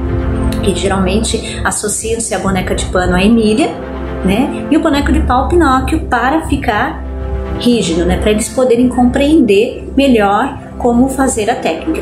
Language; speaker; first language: Portuguese; native; Portuguese